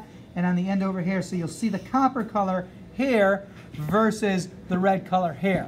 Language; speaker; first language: English; native; English